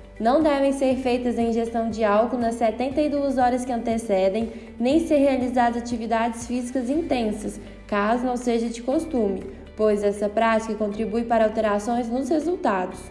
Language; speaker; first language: Portuguese; native; Portuguese